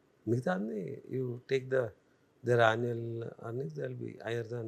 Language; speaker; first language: Telugu; native; Telugu